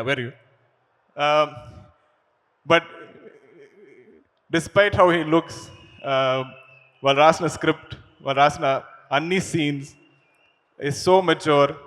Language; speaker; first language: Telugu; non-native, learner; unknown